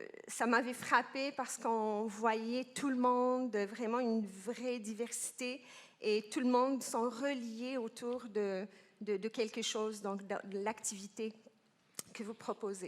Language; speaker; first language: French; non-native, local second language; Arabic